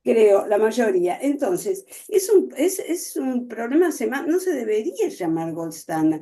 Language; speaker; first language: Spanish; native; Spanish